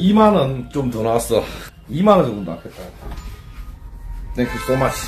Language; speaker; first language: Korean; native; Korean